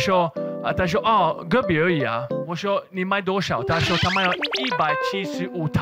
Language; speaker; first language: Chinese; non-native, fluent; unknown